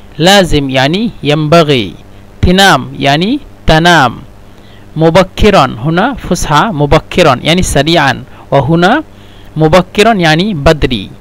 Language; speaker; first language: Egyptian Arabic; non-native, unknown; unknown